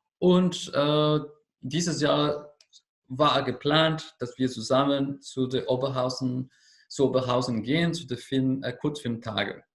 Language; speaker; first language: German; non-native, learner; Spanish